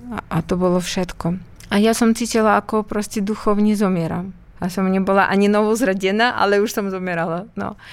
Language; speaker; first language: Slovak; non-native, fluent; Russian